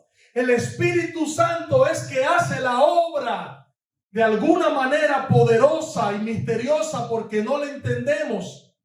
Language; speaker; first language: Spanish; native; Spanish